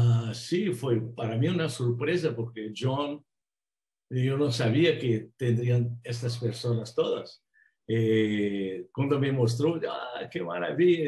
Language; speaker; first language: Spanish; non-native, fluent; Portuguese